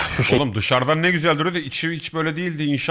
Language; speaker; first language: Turkish; native; Turkish